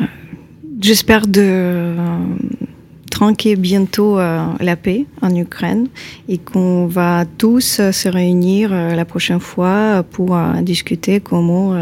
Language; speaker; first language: French; non-native, fluent; Ukrainian